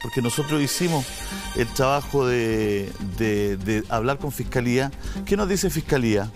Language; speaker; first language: Spanish; native; Spanish